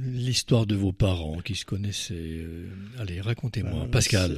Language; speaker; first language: French; native; French